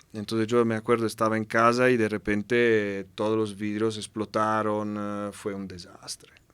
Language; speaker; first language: Spanish; non-native, fluent; Italian